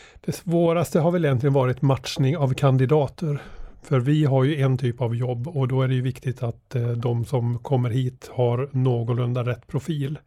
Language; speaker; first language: Swedish; native; Swedish